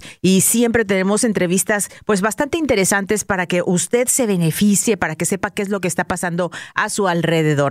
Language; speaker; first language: Spanish; native; Spanish